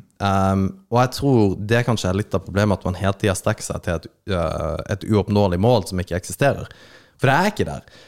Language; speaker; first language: Norwegian; native; Norwegian